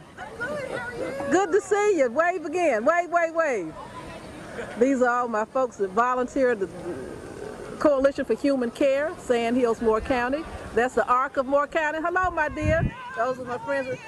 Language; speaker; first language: English; native; English